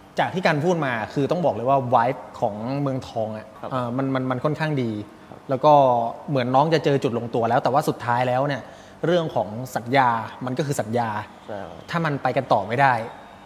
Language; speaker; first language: Thai; native; Thai